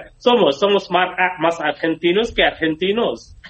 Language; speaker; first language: Spanish; non-native, learner; Bangla